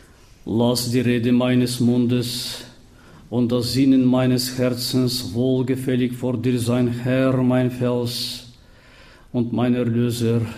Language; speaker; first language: German; non-native, fluent; Bulgarian